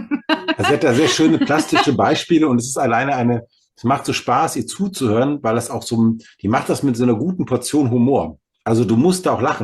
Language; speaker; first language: German; native; German